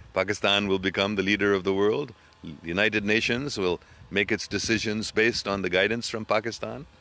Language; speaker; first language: Urdu; non-native, local second language; English